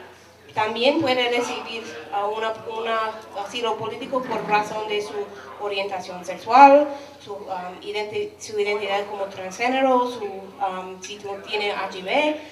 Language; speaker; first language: Spanish; non-native, fluent; English